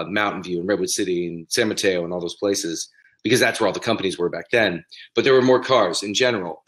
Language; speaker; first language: English; native; English